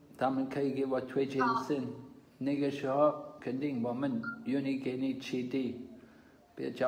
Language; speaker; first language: Chinese; non-native, learner; English